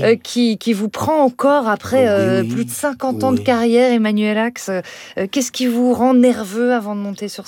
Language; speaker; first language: French; native; French